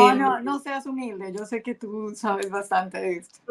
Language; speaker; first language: Spanish; native; Spanish